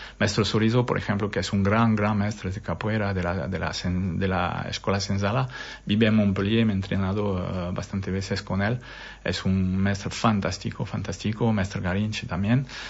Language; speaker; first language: Spanish; non-native, fluent; French